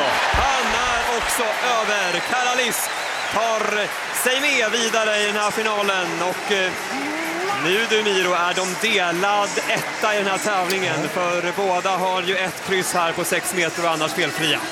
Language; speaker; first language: Swedish; native; Swedish